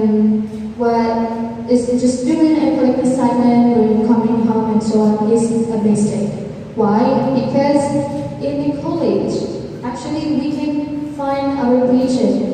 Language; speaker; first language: English; non-native, learner; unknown